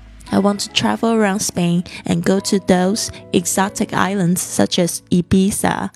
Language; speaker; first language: English; non-native, fluent; Chinese